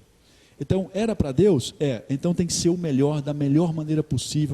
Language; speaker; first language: Portuguese; native; Portuguese